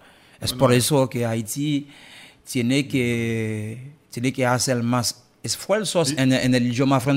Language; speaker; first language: Spanish; non-native, learner; Haitian Creole